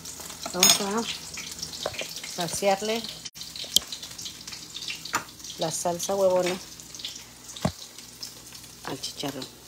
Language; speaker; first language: Spanish; native; Spanish